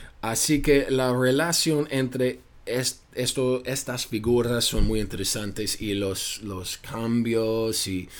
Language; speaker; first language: Spanish; non-native, fluent; English